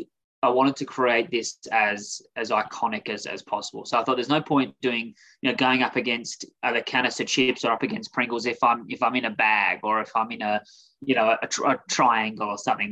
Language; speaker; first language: English; native; English